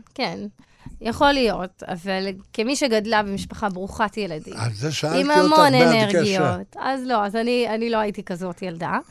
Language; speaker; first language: Hebrew; native; Hebrew